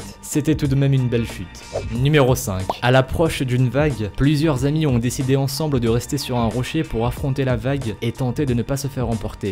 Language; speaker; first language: French; native; French